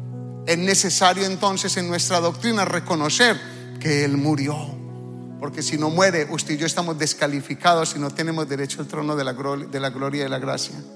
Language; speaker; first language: Spanish; native; Spanish